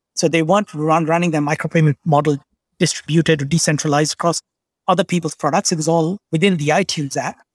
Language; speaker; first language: English; non-native, local second language; Bangla